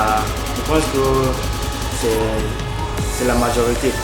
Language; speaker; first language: French; non-native, learner; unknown